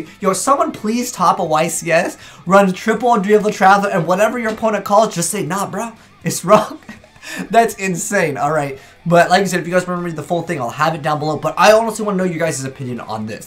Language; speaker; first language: English; native; English